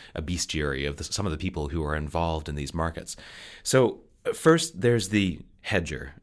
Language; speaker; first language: English; native; English